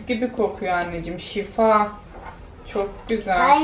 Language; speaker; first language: Turkish; native; Turkish